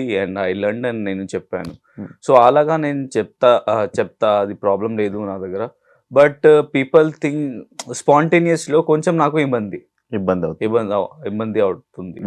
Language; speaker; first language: Telugu; non-native, learner; Hindi